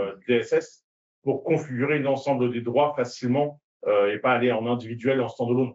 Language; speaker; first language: French; native; French